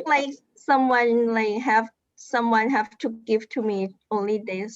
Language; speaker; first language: English; non-native, learner; Thai